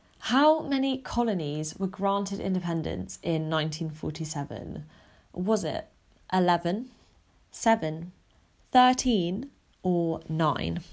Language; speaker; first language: English; native; English